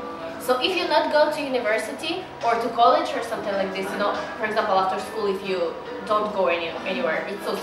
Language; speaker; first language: English; non-native, learner; Russian